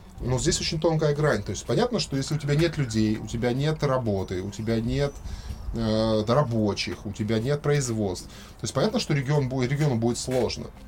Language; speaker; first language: Russian; native; Russian